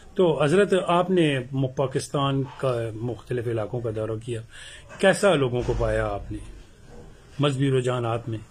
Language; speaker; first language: Urdu; non-native, local second language; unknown